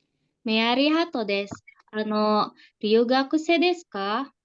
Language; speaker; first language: Japanese; non-native, learner; Indonesian